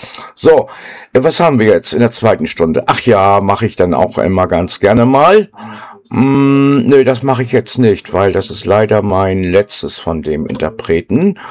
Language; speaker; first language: German; native; German